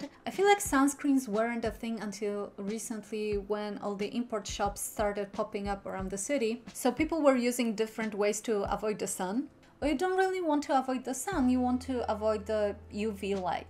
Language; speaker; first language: English; non-native, fluent; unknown